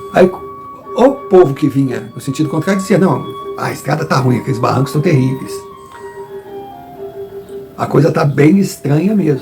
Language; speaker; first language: Portuguese; native; Portuguese